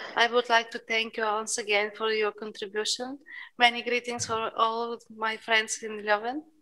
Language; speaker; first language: English; non-native, fluent; Bulgarian